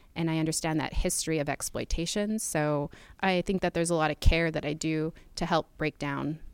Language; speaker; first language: English; native; English